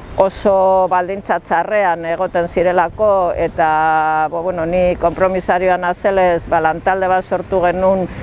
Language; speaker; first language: Basque; native; Basque